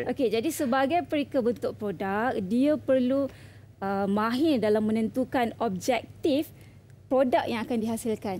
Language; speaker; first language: Malay; native; Malay